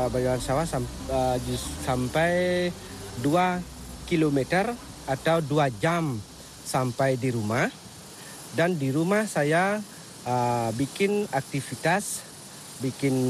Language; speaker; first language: Indonesian; non-native, local second language; Balinese